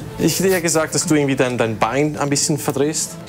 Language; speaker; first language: German; native; German